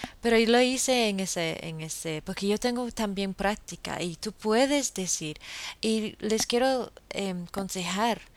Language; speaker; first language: Spanish; non-native, fluent; English